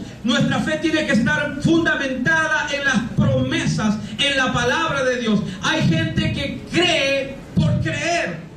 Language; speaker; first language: Spanish; native; Spanish